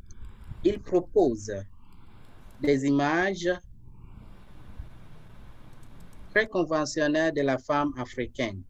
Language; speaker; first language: French; non-native, fluent; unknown